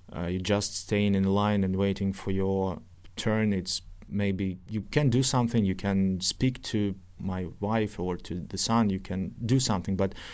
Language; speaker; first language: English; non-native, fluent; Russian